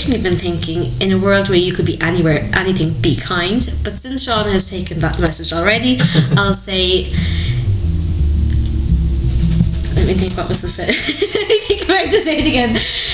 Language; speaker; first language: English; native; English